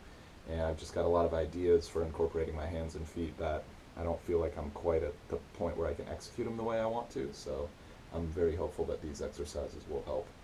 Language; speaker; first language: English; native; English